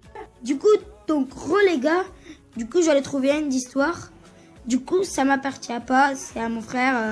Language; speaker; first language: French; early bilingual, other home language; Turkish